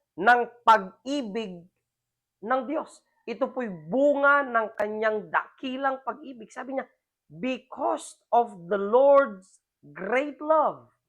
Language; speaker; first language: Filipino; non-native, local second language; Iloko